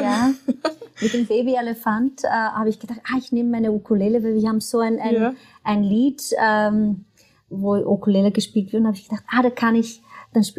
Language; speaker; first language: German; non-native, fluent; Portuguese